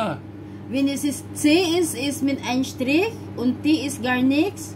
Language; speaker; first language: German; non-native, learner; Filipino